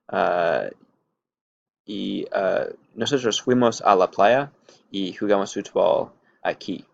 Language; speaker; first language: Spanish; non-native, learner; English